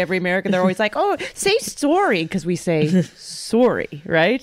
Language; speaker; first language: English; native; English